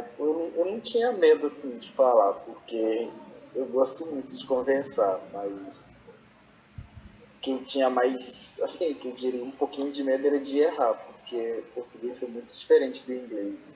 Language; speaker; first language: Portuguese; non-native, fluent; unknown